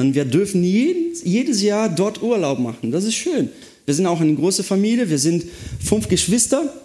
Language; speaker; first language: German; non-native, fluent; Portuguese